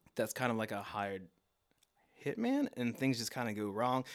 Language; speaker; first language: English; native; English